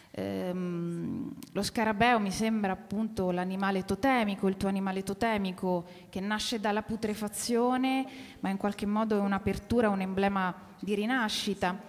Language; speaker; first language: Italian; native; Italian